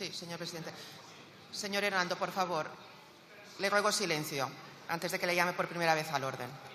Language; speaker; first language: Spanish; native; Spanish